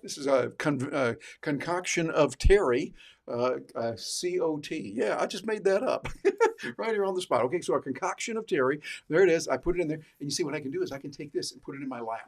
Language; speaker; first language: English; native; English